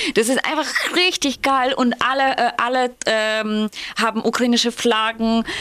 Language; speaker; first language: German; non-native, fluent; Ukrainian